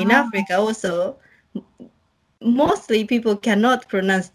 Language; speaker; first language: English; non-native, learner; Japanese